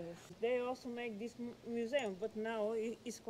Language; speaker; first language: English; non-native, learner; Bulgarian